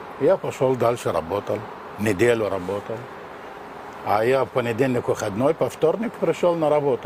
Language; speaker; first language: Russian; non-native, learner; Arabic